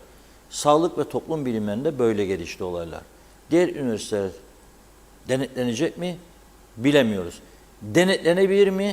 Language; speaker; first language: Turkish; native; Turkish